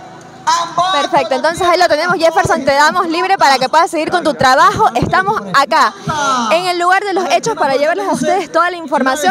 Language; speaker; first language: Spanish; native; Spanish